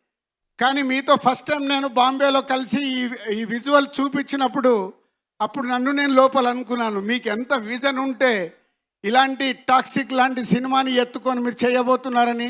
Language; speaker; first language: Telugu; native; Telugu